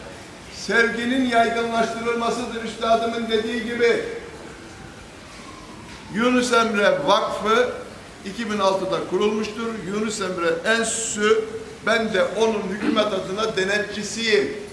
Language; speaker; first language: Turkish; native; Turkish